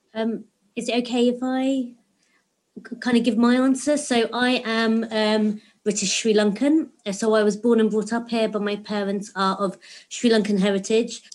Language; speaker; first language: English; native; English